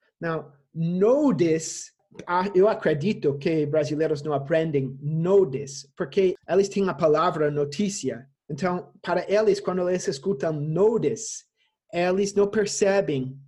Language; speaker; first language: Portuguese; non-native, fluent; English